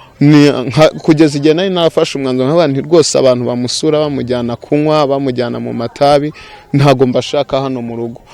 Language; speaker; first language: Kinyarwanda; native; Kinyarwanda